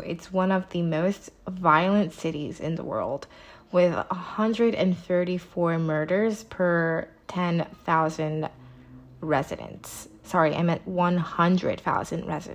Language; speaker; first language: English; native; English